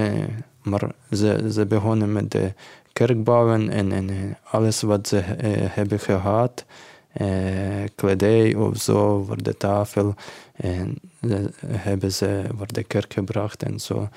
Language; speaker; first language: Dutch; non-native, learner; Ukrainian